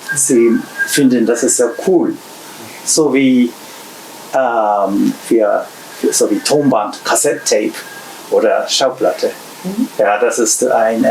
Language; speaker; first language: German; non-native, learner; Japanese